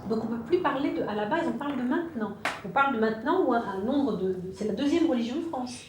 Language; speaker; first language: French; native; French